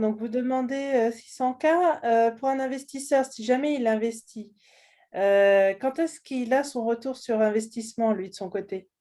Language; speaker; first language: French; native; French